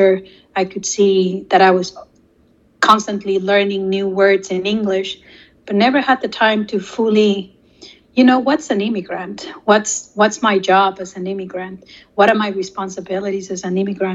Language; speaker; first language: English; non-native, fluent; Spanish